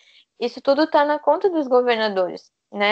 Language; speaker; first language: Portuguese; native; Portuguese